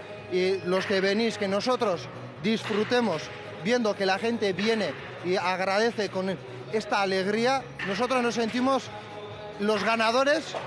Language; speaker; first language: Spanish; non-native, fluent; French